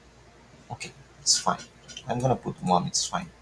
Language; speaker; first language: English; non-native, fluent; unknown